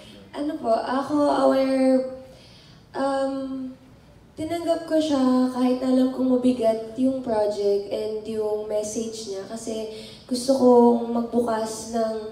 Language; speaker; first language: Filipino; native; Filipino